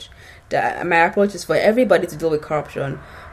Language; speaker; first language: English; non-native, local second language; Yoruba